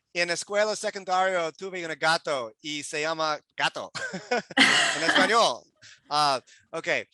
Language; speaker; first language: Spanish; non-native, learner; English